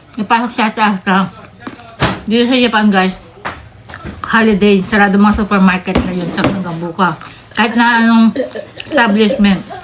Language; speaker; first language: Filipino; native; Filipino